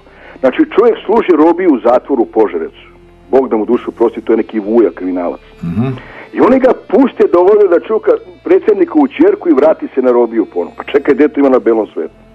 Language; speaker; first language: Serbian; native; Serbian